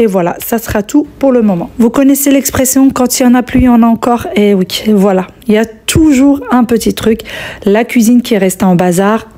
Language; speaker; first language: French; early bilingual, other home language; Arabic